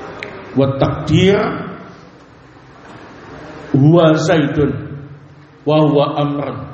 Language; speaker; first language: Arabic; non-native, fluent; Indonesian